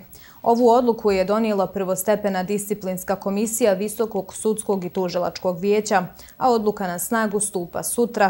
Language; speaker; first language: Serbian; native; Serbian